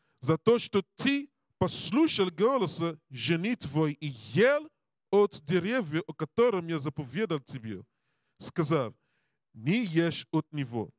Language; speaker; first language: Russian; non-native, learner; English